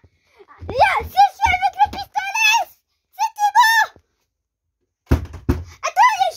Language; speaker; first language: French; native; French